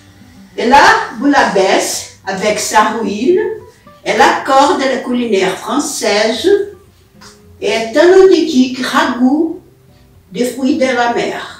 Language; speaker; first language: French; non-native, learner; Portuguese